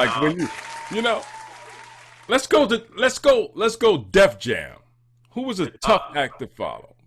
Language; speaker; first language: English; native; English